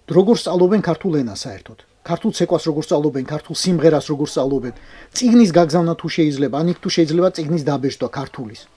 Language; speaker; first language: Georgian; native; Georgian